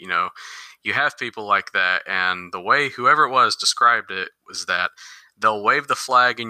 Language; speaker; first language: English; native; English